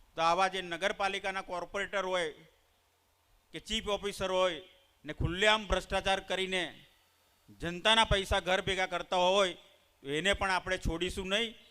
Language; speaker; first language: Gujarati; native; Gujarati